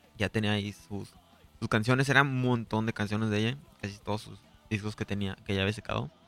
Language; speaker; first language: Spanish; native; Spanish